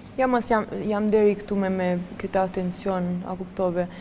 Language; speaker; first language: Albanian; early bilingual, heritage; Albanian